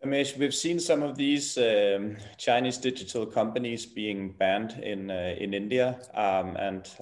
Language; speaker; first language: English; non-native, fluent; Danish